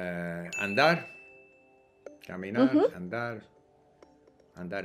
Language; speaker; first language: Spanish; non-native, fluent; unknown